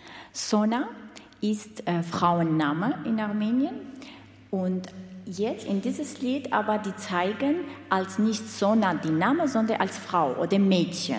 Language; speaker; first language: German; non-native, learner; Armenian